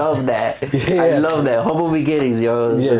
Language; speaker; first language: English; native; English